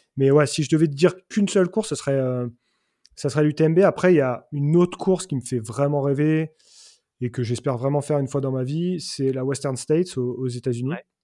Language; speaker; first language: French; native; French